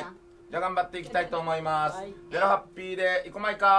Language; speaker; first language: Japanese; native; Japanese